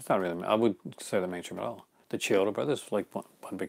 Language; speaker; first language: English; native; English